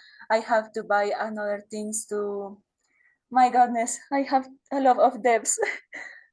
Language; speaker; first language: English; non-native, learner; Spanish